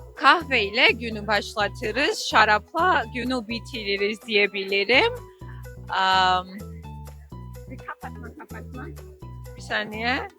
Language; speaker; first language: Turkish; non-native, fluent; Georgian